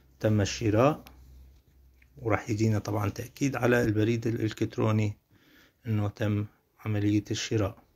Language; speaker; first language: Arabic; native; Arabic